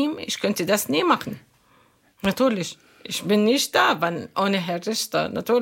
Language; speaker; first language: German; non-native, learner; Arabic